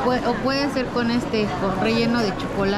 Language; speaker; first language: Spanish; native; Spanish